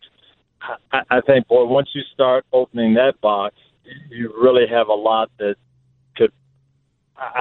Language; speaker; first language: English; native; English